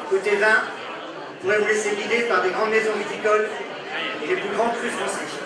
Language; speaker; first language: French; native; French